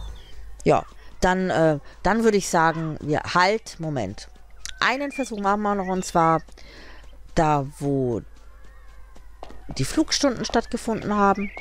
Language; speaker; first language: German; native; German